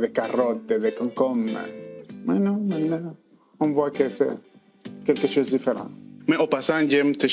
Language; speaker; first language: French; non-native, fluent; Spanish